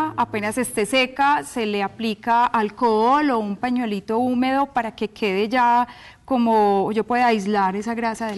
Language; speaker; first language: Spanish; native; Spanish